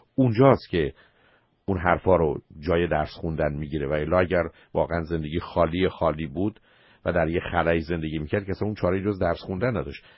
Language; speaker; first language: Persian; native; Persian